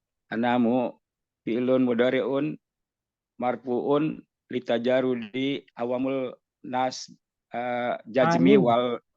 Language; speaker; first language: Arabic; non-native, learner; Indonesian